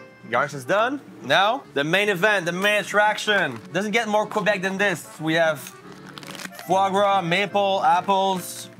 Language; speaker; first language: English; non-native, fluent; French